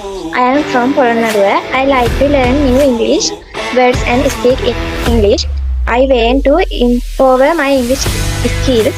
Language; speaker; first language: English; non-native, learner; Sinhala